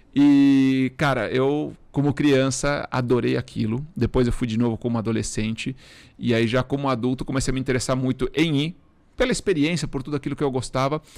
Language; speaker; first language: Portuguese; early bilingual, other home language; Spanish